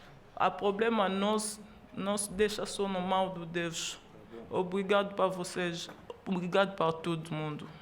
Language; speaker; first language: Portuguese; non-native, learner; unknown